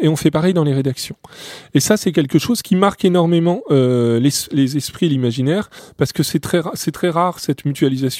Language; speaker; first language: French; native; French